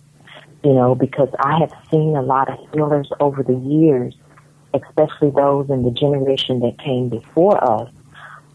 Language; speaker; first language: English; native; English